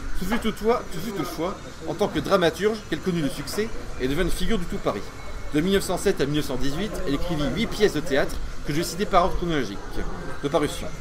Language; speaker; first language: French; native; French